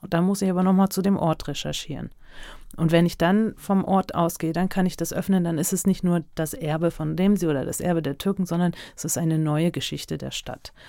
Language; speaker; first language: German; early bilingual, other home language; Turkish